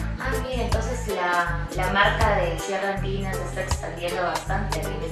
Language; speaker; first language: Spanish; native; Spanish